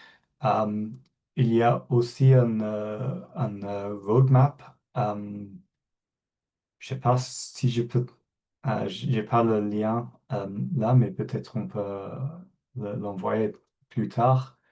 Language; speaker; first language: French; non-native, fluent; English